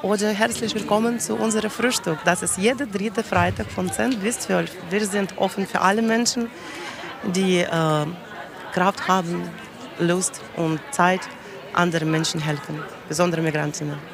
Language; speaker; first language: German; non-native, learner; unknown